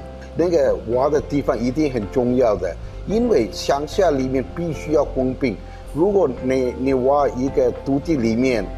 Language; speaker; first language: Chinese; non-native, fluent; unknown